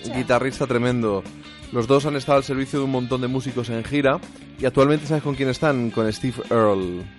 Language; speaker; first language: Spanish; native; Spanish